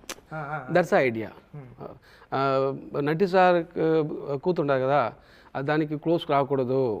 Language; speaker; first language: Telugu; non-native, learner; Tamil